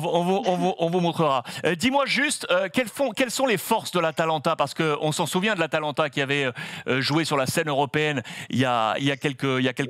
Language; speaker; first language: French; native; French